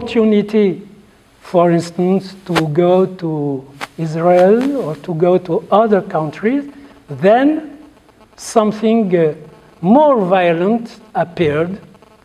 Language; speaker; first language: English; non-native, fluent; Arabic